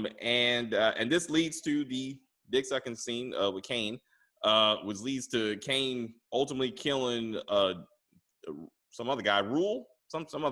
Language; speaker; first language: English; native; English